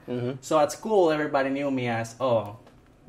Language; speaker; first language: English; non-native, fluent; Spanish